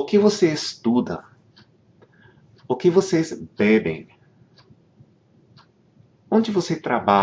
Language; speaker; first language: Portuguese; non-native, fluent; English